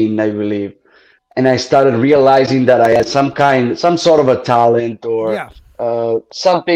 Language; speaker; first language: English; non-native, fluent; Italian